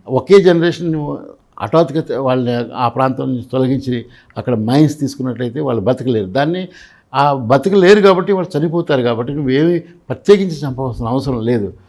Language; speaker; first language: Telugu; native; Telugu